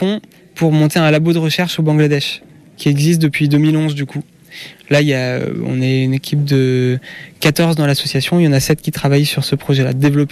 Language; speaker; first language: French; native; French